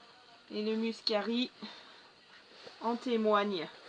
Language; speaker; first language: French; native; French